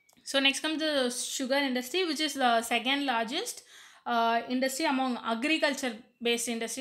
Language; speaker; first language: English; non-native, local second language; Tamil